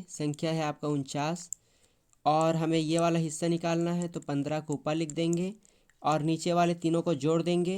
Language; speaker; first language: Hindi; native; Hindi